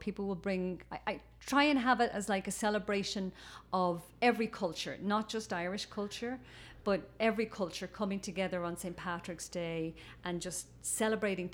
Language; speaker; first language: English; native; English